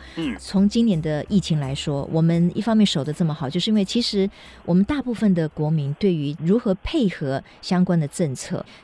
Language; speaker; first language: Chinese; native; Chinese